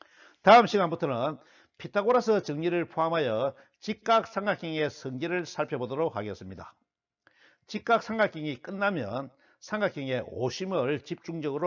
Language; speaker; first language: Korean; native; Korean